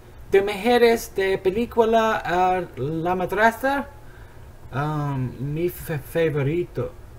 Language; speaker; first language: Spanish; non-native, learner; English